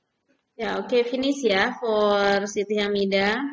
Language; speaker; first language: English; non-native, learner; Indonesian